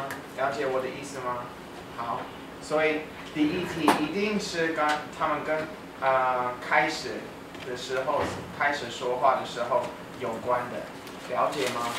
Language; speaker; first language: Chinese; non-native, fluent; English